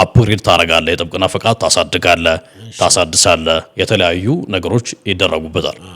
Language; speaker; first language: Amharic; non-native, local second language; Wolaytta